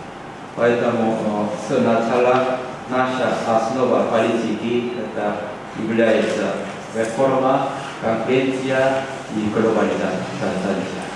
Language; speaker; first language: Russian; non-native, learner; Korean